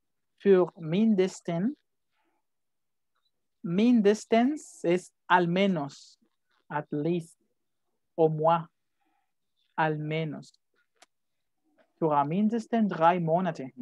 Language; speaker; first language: German; non-native, fluent; Spanish